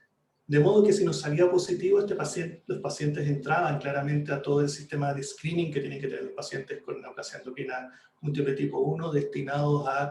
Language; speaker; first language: Spanish; native; Spanish